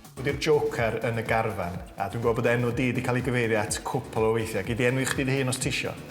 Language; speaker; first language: Welsh; native; Welsh